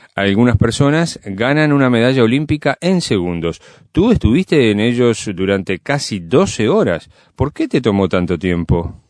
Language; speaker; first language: Spanish; native; Spanish